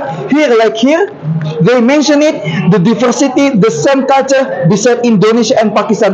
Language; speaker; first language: English; non-native, learner; Indonesian